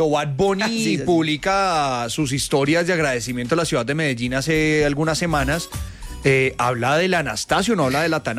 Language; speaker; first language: Spanish; native; Spanish